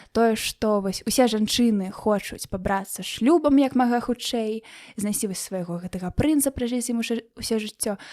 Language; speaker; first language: Belarusian; non-native, local second language; Russian